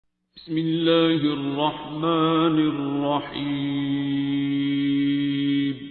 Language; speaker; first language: Arabic; native; Arabic